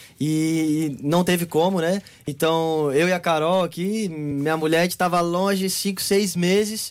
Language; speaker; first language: Portuguese; native; Portuguese